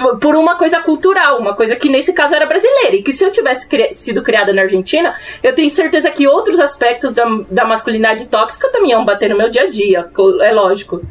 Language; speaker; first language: Portuguese; early bilingual, other home language; Spanish